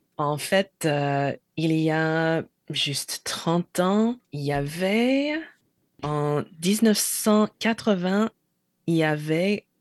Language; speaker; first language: French; non-native, fluent; English